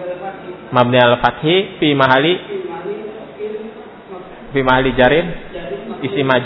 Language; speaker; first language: Arabic; non-native, fluent; Indonesian